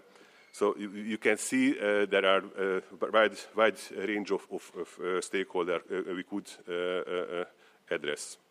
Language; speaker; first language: English; non-native, fluent; Hungarian